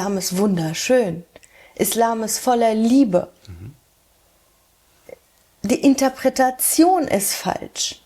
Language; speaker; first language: German; early bilingual, heritage; German